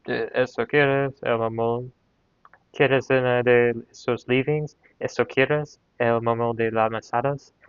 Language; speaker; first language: Spanish; non-native, learner; English